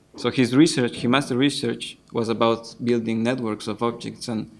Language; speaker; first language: English; non-native, fluent; Spanish